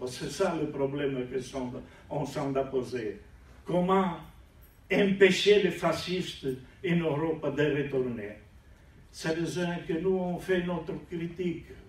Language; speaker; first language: French; non-native, learner; Italian